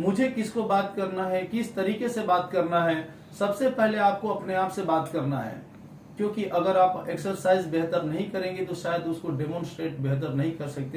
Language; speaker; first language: Hindi; native; Hindi